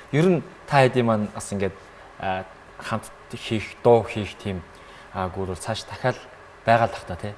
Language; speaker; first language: Mongolian; native; Mongolian